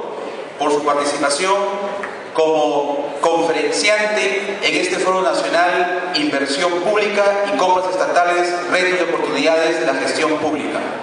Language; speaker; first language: Spanish; native; Spanish